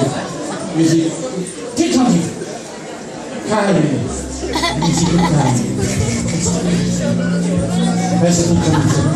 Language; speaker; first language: French; native; French